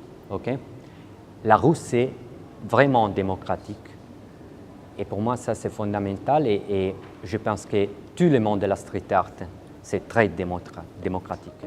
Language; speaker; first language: French; non-native, learner; Italian